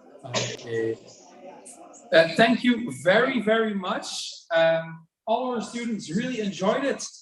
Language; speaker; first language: English; non-native, fluent; Dutch